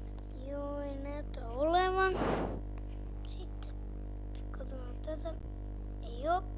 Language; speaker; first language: Finnish; native; Finnish